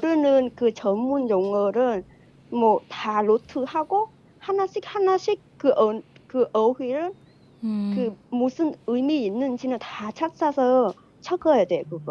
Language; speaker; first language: Korean; non-native, fluent; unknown